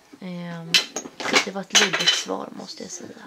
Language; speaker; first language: Swedish; native; Swedish